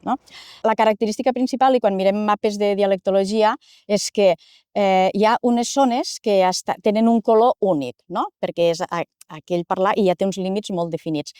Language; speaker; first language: Catalan; native; Catalan